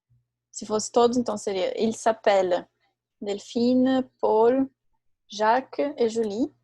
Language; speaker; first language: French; non-native, fluent; Portuguese